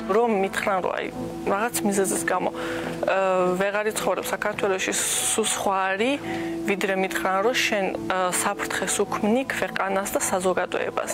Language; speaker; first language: Georgian; early bilingual, heritage; Georgian